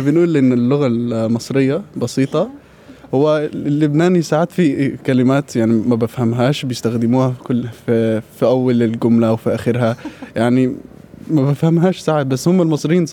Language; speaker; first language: Arabic; early bilingual, heritage; Arabic